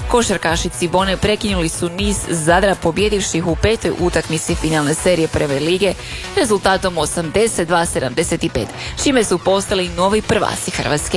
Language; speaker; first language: Serbian; native; Serbian